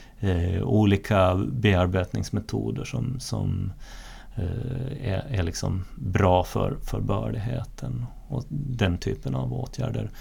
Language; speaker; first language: Swedish; native; Swedish